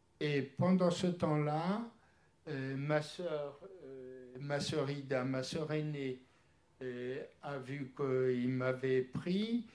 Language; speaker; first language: French; early bilingual, other home language; Yiddish